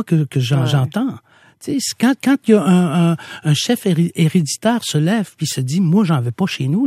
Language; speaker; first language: French; non-native, local second language; Innu-aimun